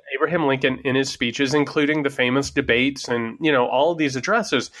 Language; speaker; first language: English; native; English